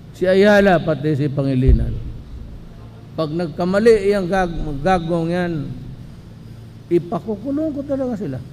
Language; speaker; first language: Filipino; non-native, local second language; Cebuano